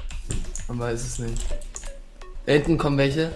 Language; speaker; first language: German; native; German